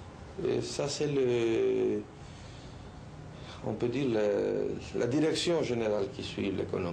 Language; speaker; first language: French; non-native, learner; Spanish